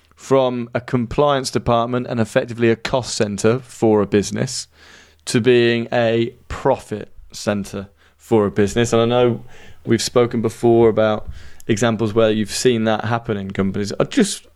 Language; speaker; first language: English; native; English